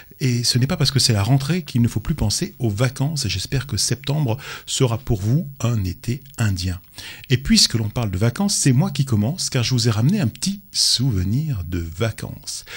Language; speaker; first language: French; native; French